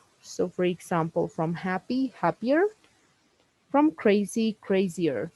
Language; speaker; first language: English; non-native, fluent; Spanish